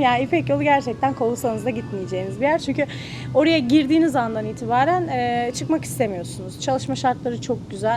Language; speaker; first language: Turkish; native; Turkish